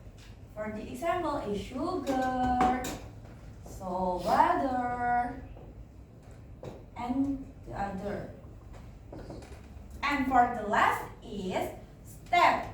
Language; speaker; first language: English; non-native, learner; Indonesian